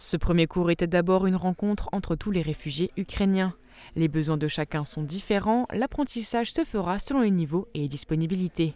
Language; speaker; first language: French; native; French